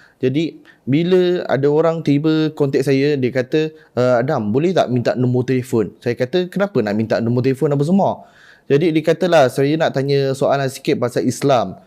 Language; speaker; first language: Malay; non-native, local second language; Chinese